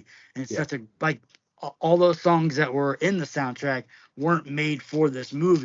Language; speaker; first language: English; native; English